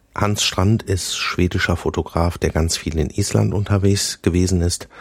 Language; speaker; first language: German; native; German